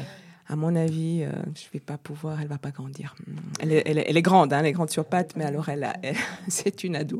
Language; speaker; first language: French; native; French